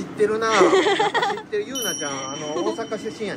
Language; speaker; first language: Japanese; native; Japanese